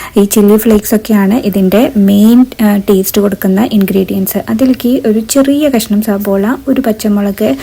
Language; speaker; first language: Malayalam; native; Malayalam